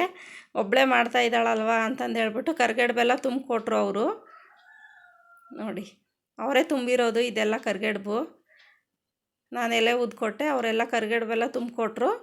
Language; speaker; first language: Kannada; native; Kannada